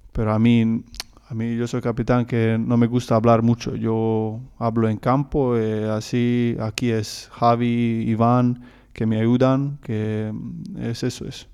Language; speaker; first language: Spanish; non-native, learner; Croatian